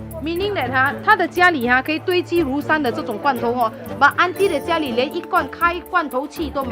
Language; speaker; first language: Chinese; native; Chinese